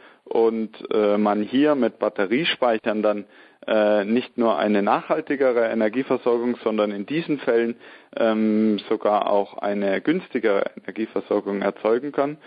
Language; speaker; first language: German; native; German